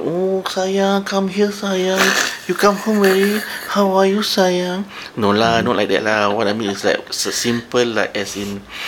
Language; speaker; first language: English; non-native, local second language; Malay